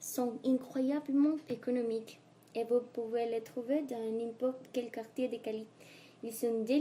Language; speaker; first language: French; non-native, learner; Spanish